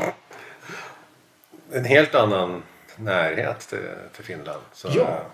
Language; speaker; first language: Swedish; non-native, fluent; Norwegian